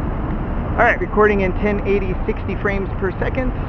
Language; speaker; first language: English; native; English